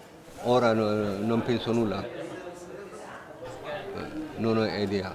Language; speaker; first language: Italian; non-native, learner; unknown